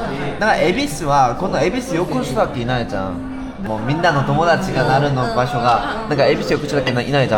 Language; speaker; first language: Japanese; non-native, learner; Korean